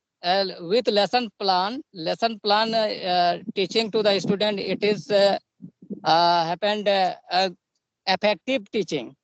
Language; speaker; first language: English; non-native, learner; Santali